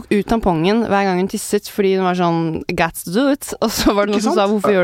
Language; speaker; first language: Norwegian; native; Norwegian